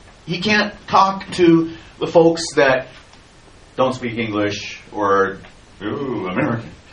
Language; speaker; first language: English; native; English